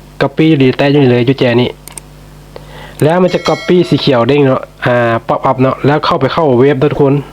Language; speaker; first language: Thai; non-native, local second language; Lao